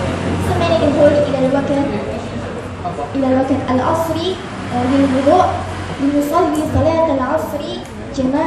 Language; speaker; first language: Arabic; non-native, learner; Indonesian